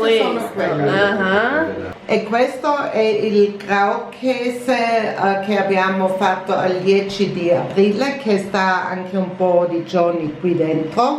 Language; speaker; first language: Italian; non-native, learner; German